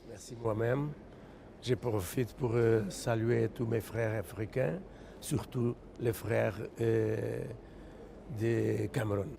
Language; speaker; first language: French; non-native, fluent; Portuguese